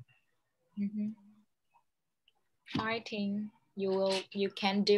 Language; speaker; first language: English; non-native, learner; Vietnamese